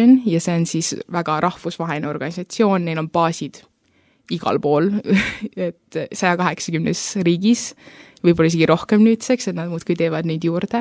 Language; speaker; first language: Estonian; early bilingual, heritage; Estonian